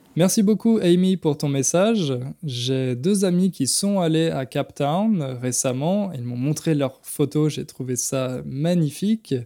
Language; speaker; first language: French; native; French